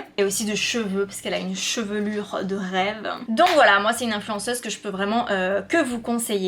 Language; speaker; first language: French; native; French